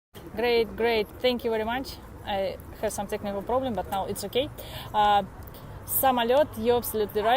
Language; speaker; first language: English; non-native, fluent; Russian